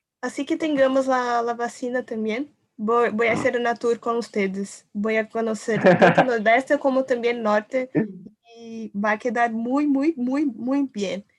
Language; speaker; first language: Spanish; non-native, learner; Portuguese